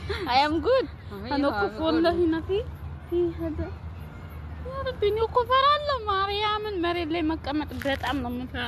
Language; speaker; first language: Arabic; non-native, learner; Amharic